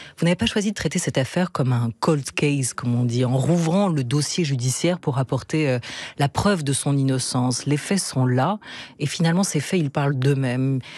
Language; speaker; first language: French; native; French